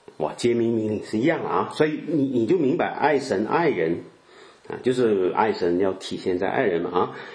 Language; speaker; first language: Chinese; native; Chinese